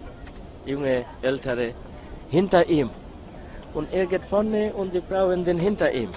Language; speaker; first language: German; non-native, learner; Bangla